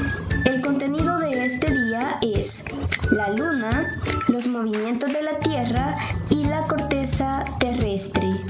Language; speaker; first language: Spanish; native; Spanish